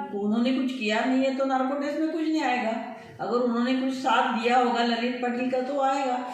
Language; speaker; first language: Hindi; non-native, local second language; Marathi